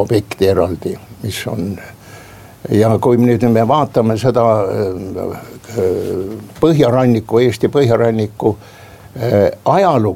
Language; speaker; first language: Estonian; native; Estonian